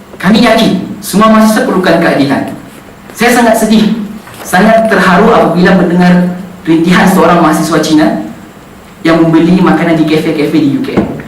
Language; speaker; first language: Malay; non-native, local second language; Central Dusun